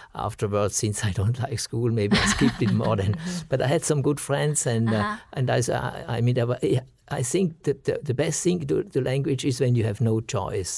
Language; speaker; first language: English; non-native, fluent; German